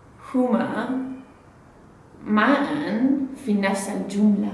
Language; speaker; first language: Arabic; non-native, learner; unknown